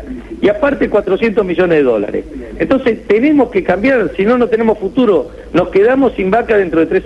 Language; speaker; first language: Spanish; native; Spanish